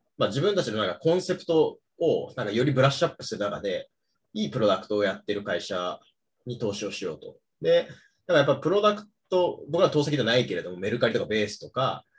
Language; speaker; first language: Japanese; native; Japanese